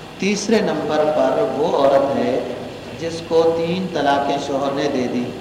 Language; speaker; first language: Urdu; native; Urdu